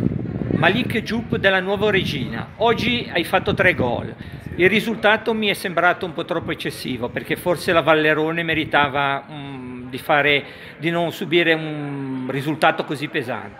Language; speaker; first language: Italian; native; Italian